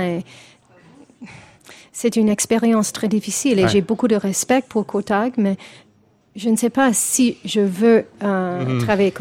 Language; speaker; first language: French; non-native, fluent; English